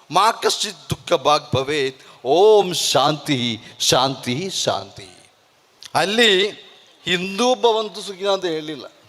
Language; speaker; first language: Kannada; non-native, local second language; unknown